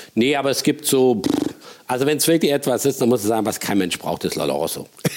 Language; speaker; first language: German; native; German